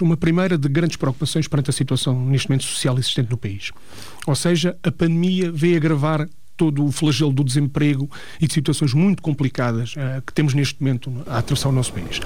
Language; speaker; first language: Portuguese; native; Portuguese